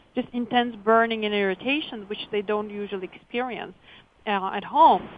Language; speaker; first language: English; early bilingual, other home language; Lithuanian